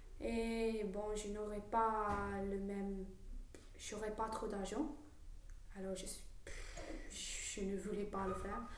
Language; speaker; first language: French; non-native, learner; English